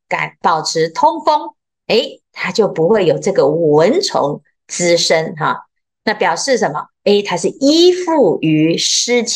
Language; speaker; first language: Chinese; native; Chinese